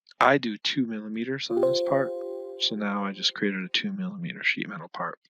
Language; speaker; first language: English; native; English